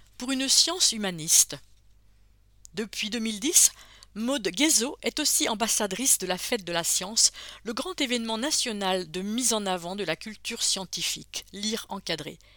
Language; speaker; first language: French; native; French